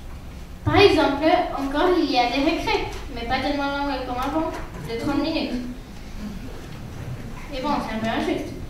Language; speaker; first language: French; non-native, learner; Spanish